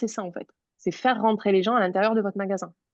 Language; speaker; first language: French; native; French